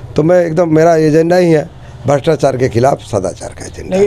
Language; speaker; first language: Hindi; non-native, local second language; Bhojpuri